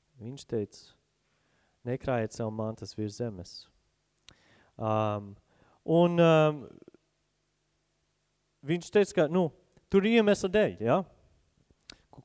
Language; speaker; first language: Latvian; non-native, fluent; English